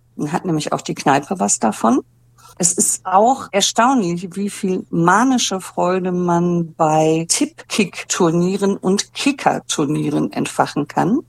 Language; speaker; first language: German; native; German